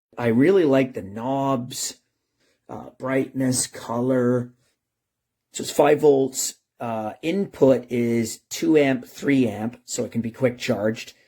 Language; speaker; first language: English; native; English